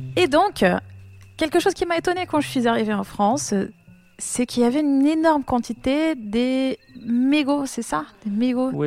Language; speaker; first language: French; non-native, fluent; Portuguese